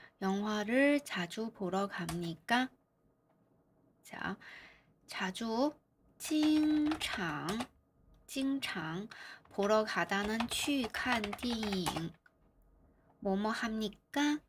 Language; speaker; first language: Korean; non-native, fluent; Chinese